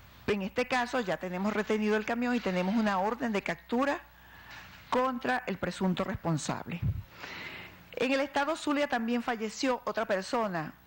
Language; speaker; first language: Spanish; native; Spanish